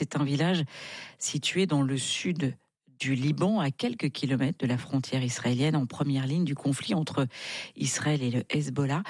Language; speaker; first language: French; native; French